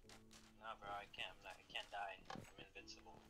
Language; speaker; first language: English; native; English